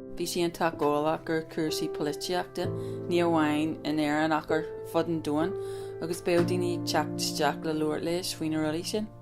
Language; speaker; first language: Irish; non-native, local second language; English